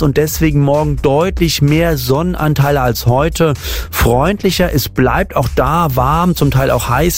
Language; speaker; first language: German; native; German